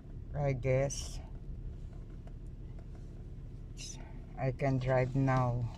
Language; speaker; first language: English; non-native, local second language; Filipino